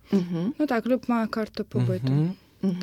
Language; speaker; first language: Polish; non-native, fluent; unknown